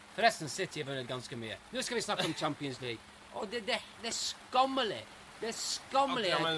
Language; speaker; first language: Norwegian; non-native, fluent; English